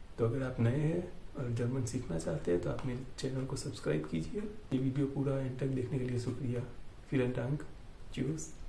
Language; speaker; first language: Hindi; native; Hindi